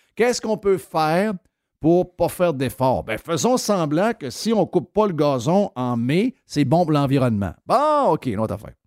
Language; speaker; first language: French; native; French